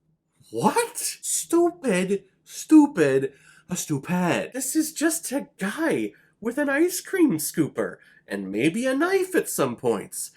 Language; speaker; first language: English; native; English